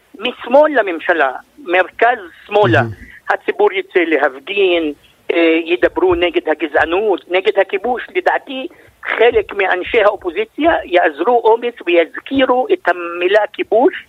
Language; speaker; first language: Hebrew; non-native, local second language; Arabic